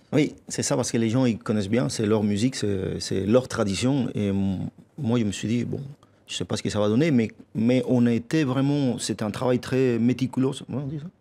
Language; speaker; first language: French; non-native, fluent; Spanish